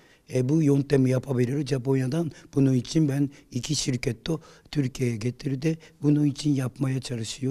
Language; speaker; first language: Turkish; non-native, learner; Japanese